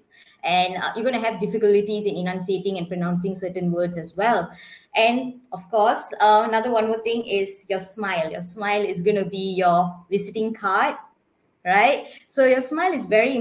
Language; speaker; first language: English; non-native, local second language; Tamil